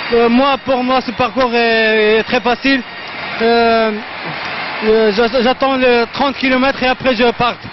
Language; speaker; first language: French; non-native, local second language; Arabic